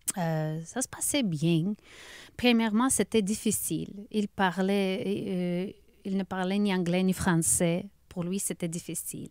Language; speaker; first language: French; non-native, learner; Ukrainian